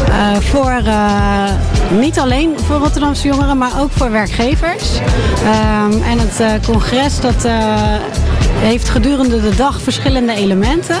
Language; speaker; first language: Dutch; native; Dutch